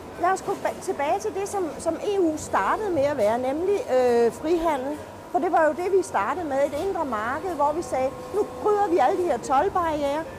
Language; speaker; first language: Danish; native; Danish